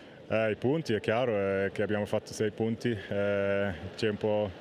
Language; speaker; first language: Italian; non-native, fluent; Swiss German